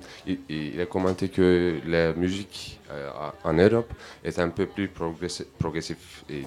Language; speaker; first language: French; non-native, learner; Turkish